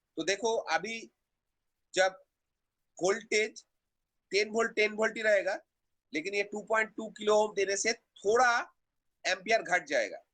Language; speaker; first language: Hindi; non-native, local second language; Bangla